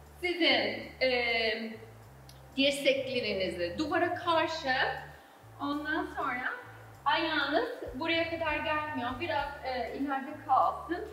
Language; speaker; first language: Turkish; non-native, fluent; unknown